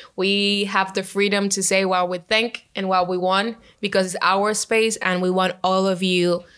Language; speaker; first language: English; non-native, fluent; Spanish